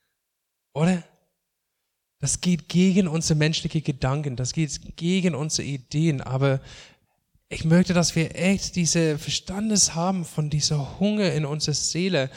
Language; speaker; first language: German; non-native, fluent; English